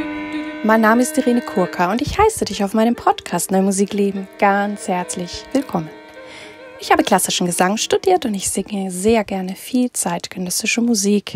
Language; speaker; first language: German; native; German